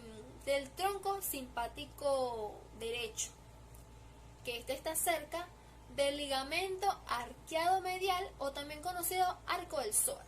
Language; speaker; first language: Spanish; native; Spanish